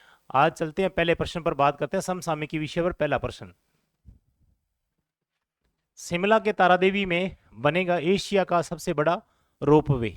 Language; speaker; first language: Hindi; native; Hindi